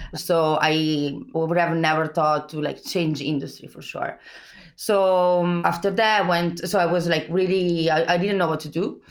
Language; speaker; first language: English; non-native, fluent; Italian